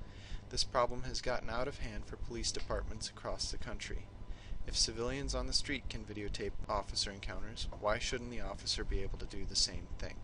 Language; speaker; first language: English; native; English